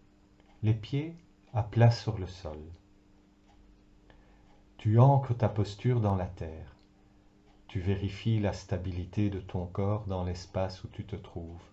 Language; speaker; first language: French; native; French